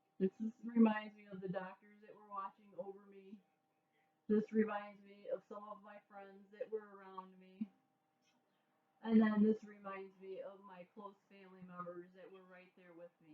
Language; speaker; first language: English; native; English